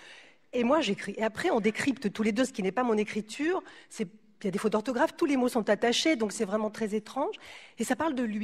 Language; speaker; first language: French; native; French